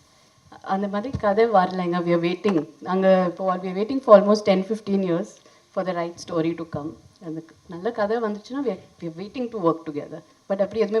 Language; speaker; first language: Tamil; non-native, fluent; Hindi